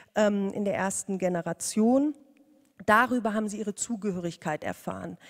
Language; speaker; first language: German; native; German